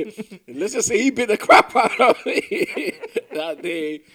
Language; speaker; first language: English; non-native, local second language; Igbo